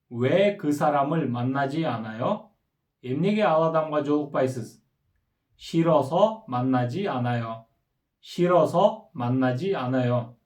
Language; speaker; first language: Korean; non-native, fluent; Kyrgyz